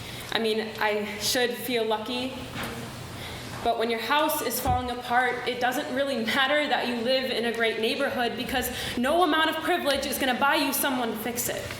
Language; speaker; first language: English; native; English